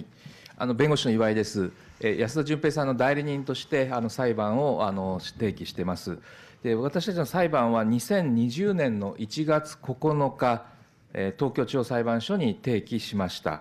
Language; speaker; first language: Japanese; native; Japanese